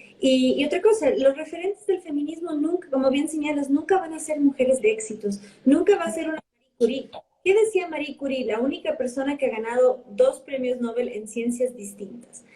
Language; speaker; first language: Spanish; early bilingual, heritage; Spanish